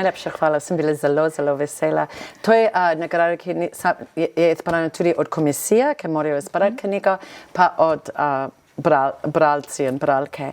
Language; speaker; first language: Slovenian; non-native, fluent; English